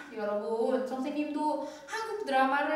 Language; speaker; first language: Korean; non-native, fluent; Indonesian